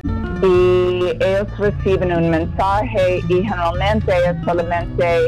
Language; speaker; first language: Spanish; non-native, fluent; English